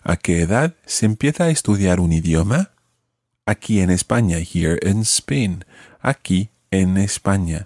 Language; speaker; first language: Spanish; non-native, fluent; English